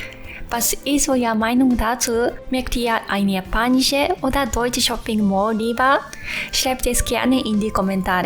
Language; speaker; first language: German; non-native, fluent; Japanese